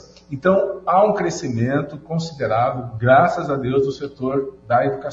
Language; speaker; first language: Portuguese; native; Portuguese